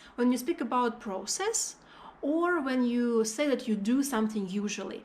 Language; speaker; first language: English; non-native, fluent; Russian